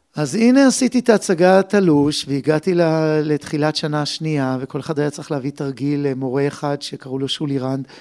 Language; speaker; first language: Hebrew; native; Hebrew